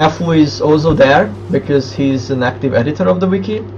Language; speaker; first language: English; non-native, fluent; Hungarian